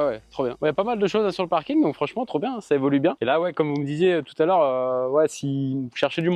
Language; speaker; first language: French; native; French